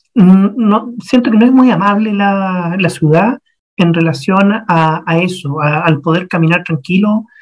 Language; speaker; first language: Spanish; native; Spanish